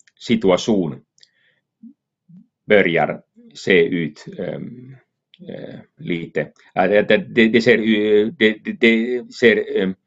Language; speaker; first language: Swedish; non-native, local second language; Finnish